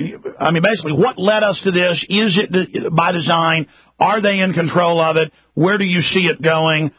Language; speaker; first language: English; native; English